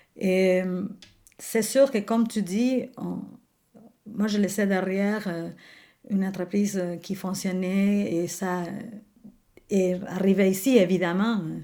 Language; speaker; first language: French; non-native, fluent; Spanish